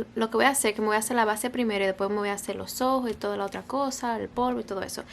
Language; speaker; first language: Spanish; early bilingual, other home language; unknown